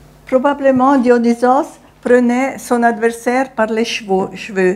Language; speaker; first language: French; non-native, fluent; Italian